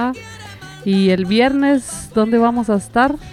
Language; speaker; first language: Spanish; native; Spanish